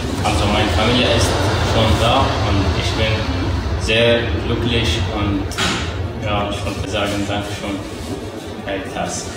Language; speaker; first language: German; non-native, learner; Arabic